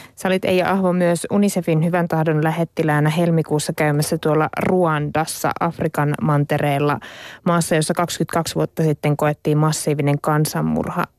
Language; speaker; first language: Finnish; native; Finnish